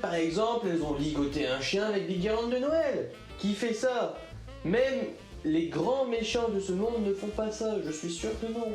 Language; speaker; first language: French; native; French